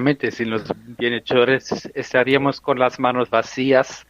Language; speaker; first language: Spanish; non-native, fluent; German